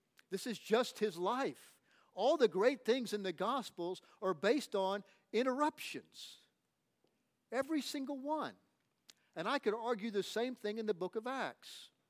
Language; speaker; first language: English; native; English